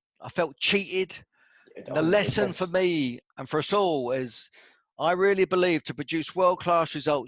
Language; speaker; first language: English; native; English